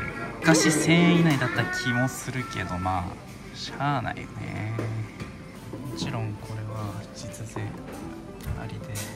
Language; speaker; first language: Japanese; native; Japanese